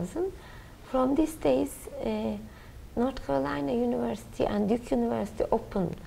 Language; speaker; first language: English; non-native, learner; Turkish